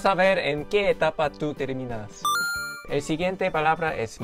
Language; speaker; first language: Spanish; non-native, fluent; Korean